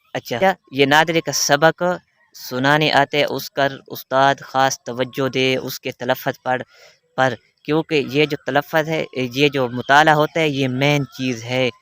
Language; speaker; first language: Urdu; non-native, local second language; Baluchi